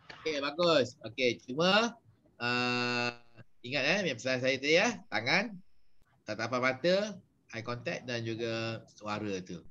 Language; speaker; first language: Malay; native; Malay